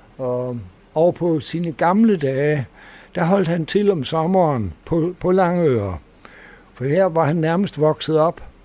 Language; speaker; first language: Danish; native; Danish